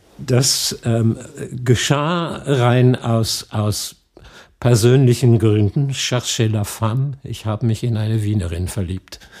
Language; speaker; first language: German; non-native, fluent; English